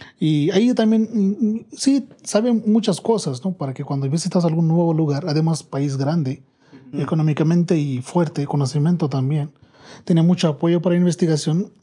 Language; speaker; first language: Spanish; non-native, learner; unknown